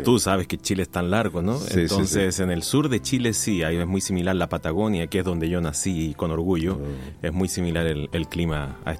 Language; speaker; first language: Spanish; native; Spanish